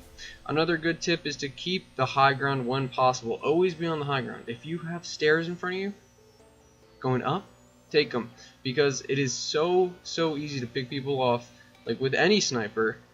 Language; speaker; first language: English; native; English